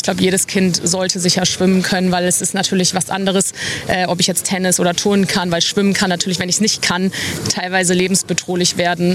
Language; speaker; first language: German; native; German